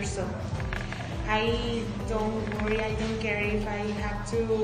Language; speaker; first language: English; non-native, fluent; Spanish